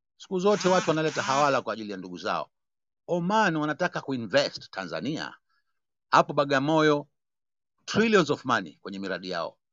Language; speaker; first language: Swahili; native; Swahili